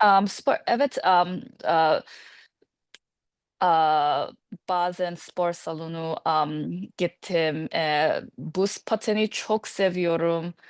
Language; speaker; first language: Turkish; non-native, learner; English